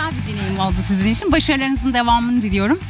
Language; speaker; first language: Turkish; native; Turkish